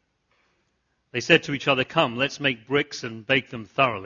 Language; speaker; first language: English; native; English